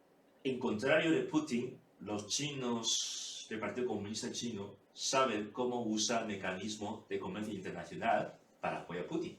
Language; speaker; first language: Spanish; non-native, fluent; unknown